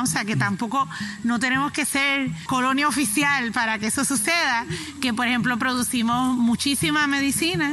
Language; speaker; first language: Spanish; native; Spanish